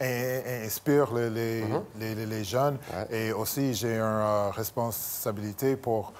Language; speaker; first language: French; non-native, local second language; English